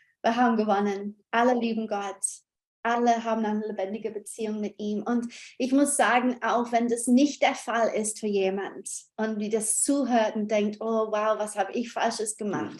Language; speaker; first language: German; non-native, fluent; English